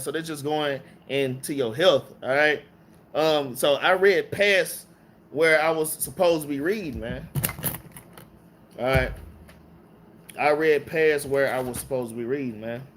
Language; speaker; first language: English; native; English